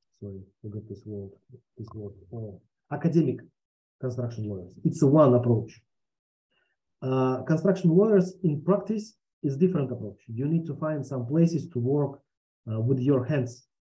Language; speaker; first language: English; non-native, fluent; Russian